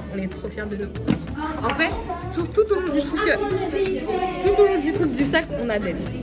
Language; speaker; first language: French; native; French